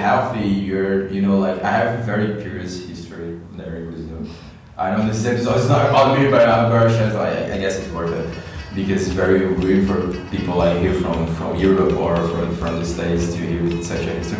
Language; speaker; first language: English; non-native, fluent; Portuguese